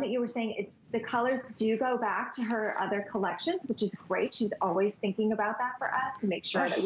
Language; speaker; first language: English; native; English